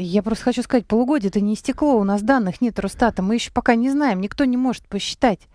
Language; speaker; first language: Russian; native; Russian